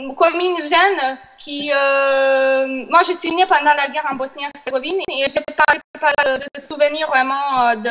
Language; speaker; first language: French; non-native, fluent; Bosnian